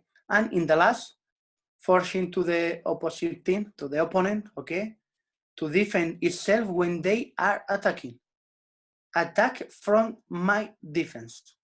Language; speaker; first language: English; non-native, learner; Spanish